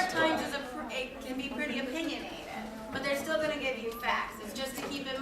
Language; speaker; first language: English; native; English